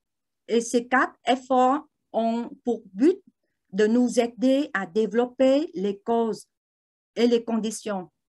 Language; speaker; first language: French; non-native, learner; Vietnamese